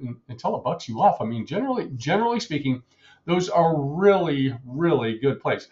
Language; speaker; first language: English; native; English